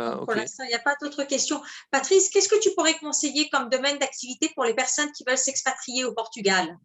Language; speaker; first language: French; native; French